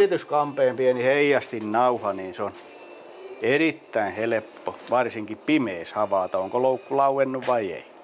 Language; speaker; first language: Finnish; native; Finnish